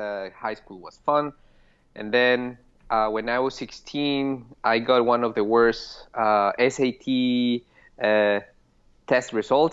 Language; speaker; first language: English; non-native, fluent; Spanish